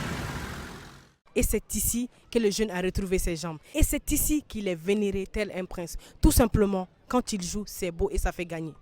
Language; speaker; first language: French; non-native, local second language; Bambara